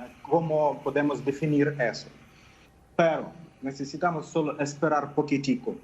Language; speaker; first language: Spanish; non-native, fluent; Ukrainian